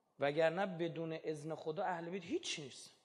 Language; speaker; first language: Persian; native; Persian